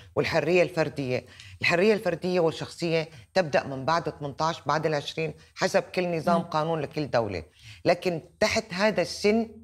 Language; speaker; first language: Arabic; native; Arabic